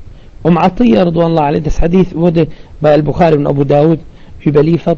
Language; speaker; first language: German; non-native, learner; Arabic